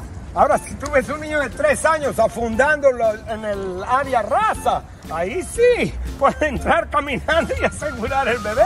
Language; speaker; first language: Spanish; non-native, fluent; English